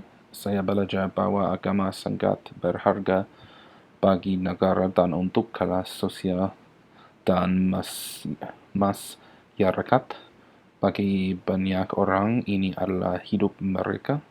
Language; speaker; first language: Indonesian; non-native, learner; English